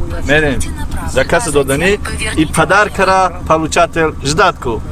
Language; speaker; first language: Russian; non-native, learner; Tajik